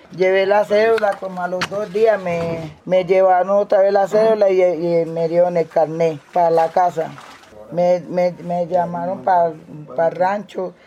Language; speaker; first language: Spanish; native; Spanish